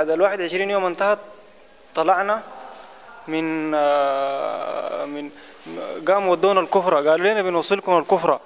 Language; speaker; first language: Arabic; native; Arabic